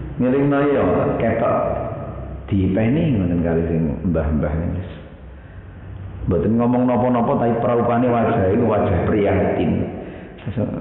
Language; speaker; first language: Javanese; native; Javanese